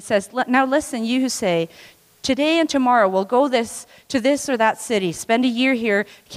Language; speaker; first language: English; non-native, local second language; Swedish